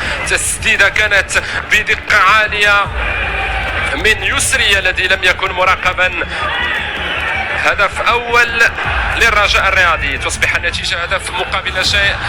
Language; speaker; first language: Arabic; native; Arabic